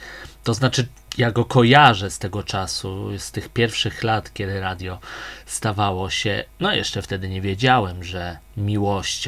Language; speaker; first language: Polish; native; Polish